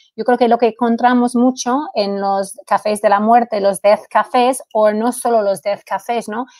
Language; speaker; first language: Spanish; non-native, fluent; English